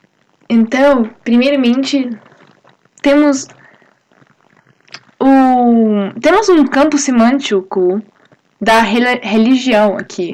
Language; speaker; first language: Portuguese; non-native, fluent; English